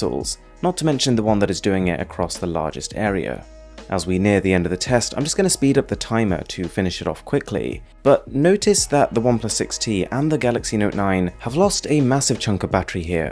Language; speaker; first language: English; native; English